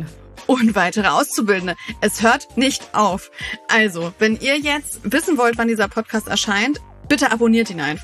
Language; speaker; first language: German; native; German